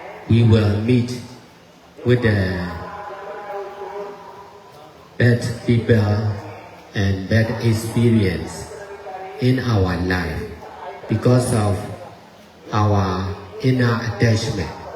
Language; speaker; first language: English; non-native, fluent; Burmese